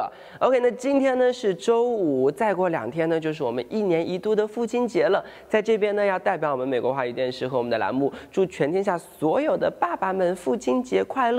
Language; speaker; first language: Chinese; native; Chinese